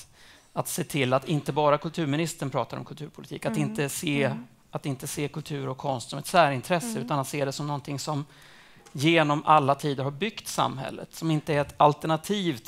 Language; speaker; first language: Swedish; native; Swedish